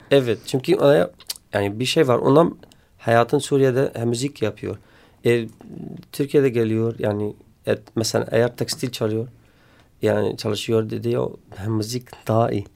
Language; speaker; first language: Turkish; non-native, learner; Kurdish